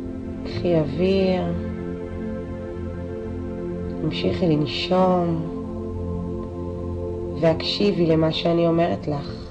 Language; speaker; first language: Hebrew; native; Hebrew